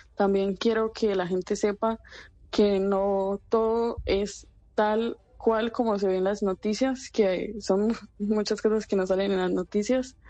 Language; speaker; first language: Spanish; native; Spanish